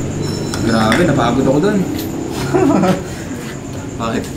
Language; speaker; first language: Filipino; native; Filipino